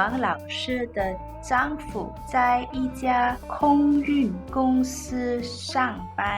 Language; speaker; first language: Chinese; non-native, learner; English